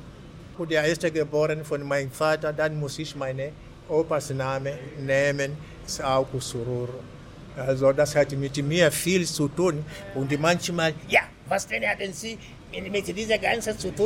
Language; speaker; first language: German; non-native, fluent; Swahili